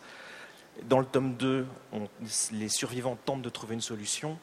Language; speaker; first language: French; native; French